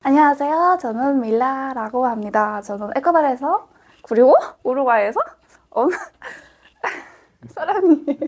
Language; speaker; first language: Korean; non-native, fluent; Spanish